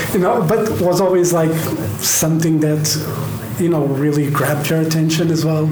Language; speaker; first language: English; non-native, fluent; Portuguese